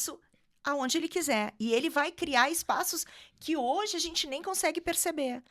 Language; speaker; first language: Portuguese; native; Portuguese